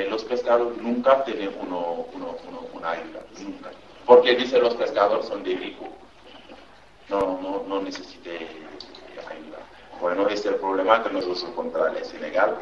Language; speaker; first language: Spanish; non-native, learner; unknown